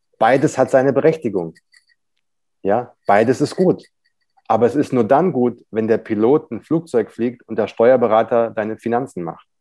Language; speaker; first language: German; native; German